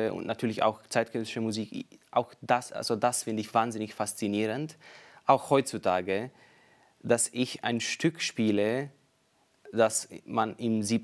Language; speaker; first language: German; non-native, fluent; Romanian